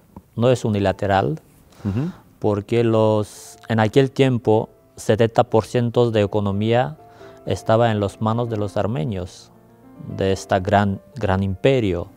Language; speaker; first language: Spanish; non-native, fluent; Armenian